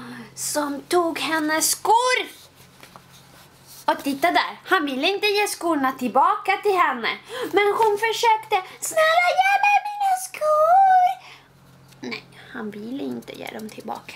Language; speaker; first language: Swedish; non-native, fluent; Spanish